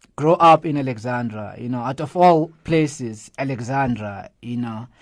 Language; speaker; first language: English; non-native, local second language; Zulu